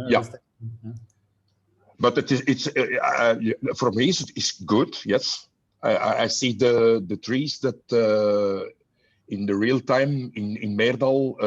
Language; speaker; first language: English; non-native, learner; Dutch